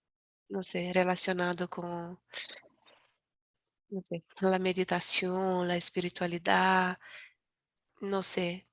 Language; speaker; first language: Spanish; non-native, learner; Portuguese